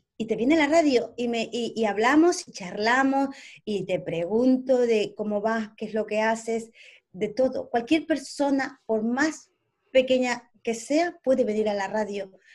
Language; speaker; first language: Spanish; native; Spanish